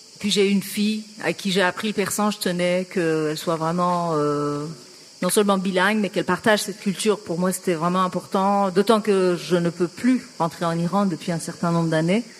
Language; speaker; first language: French; non-native, fluent; Persian